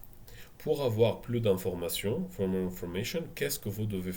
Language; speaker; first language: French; non-native, fluent; Arabic